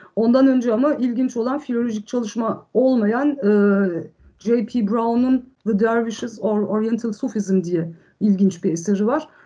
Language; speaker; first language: Turkish; early bilingual, heritage; Turkish